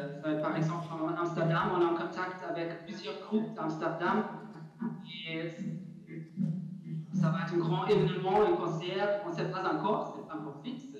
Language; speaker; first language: French; non-native, fluent; German